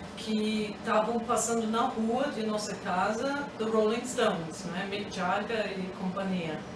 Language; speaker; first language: Portuguese; non-native, fluent; English